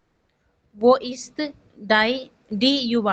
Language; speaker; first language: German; non-native, learner; Hindi